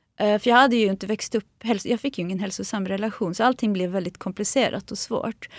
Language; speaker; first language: Swedish; early bilingual, other home language; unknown